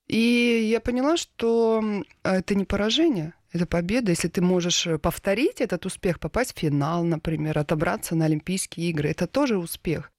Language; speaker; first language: Russian; native; Russian